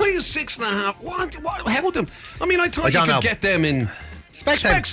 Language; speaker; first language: English; native; English